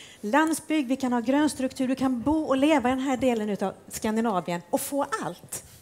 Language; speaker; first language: Swedish; native; Swedish